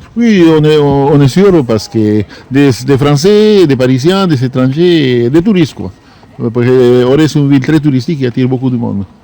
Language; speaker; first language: French; non-native, fluent; Spanish